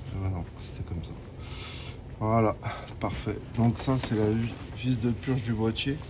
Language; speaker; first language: French; native; French